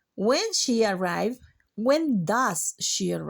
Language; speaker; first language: English; non-native, fluent; Spanish